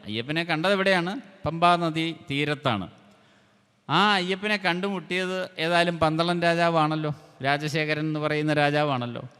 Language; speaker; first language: Malayalam; native; Malayalam